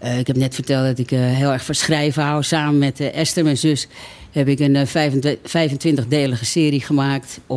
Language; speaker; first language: Dutch; native; Dutch